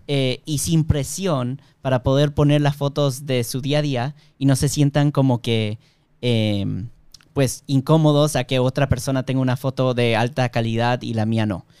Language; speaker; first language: Spanish; early bilingual, heritage; Spanish